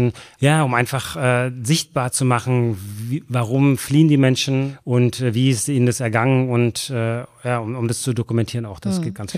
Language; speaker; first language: German; native; German